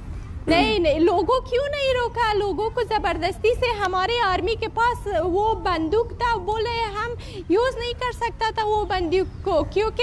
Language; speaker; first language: Hindi; non-native, learner; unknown